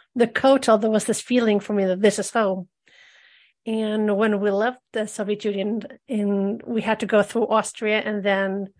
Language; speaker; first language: English; early bilingual, other home language; Russian